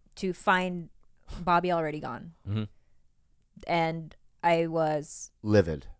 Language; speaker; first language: English; non-native, local second language; Cebuano